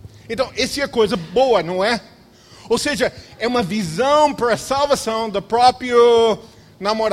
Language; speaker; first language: Portuguese; non-native, fluent; English